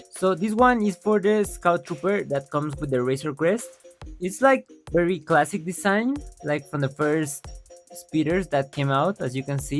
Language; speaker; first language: English; non-native, local second language; Spanish